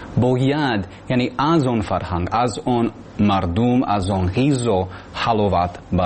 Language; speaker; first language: Tajik; non-native, learner; English